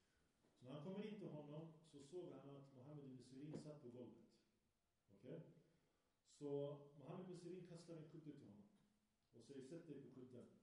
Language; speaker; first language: Swedish; early bilingual, other home language; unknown